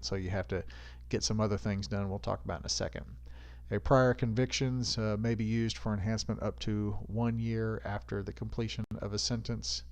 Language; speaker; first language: English; native; English